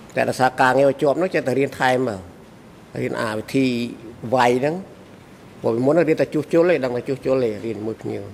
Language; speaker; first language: Khmer; native; Khmer